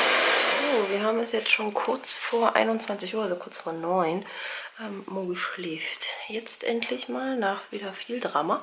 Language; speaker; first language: German; native; German